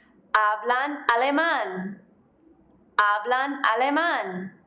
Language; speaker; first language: Spanish; non-native, fluent; English